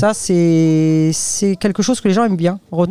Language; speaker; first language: French; native; French